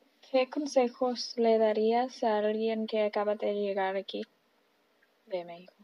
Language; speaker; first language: Spanish; early bilingual, heritage; Spanish